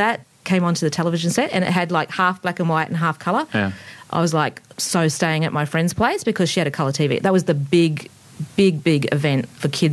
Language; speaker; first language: English; native; English